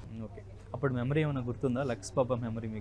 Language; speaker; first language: Telugu; native; Telugu